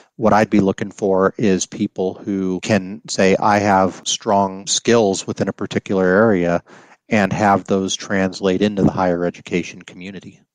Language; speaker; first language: English; native; English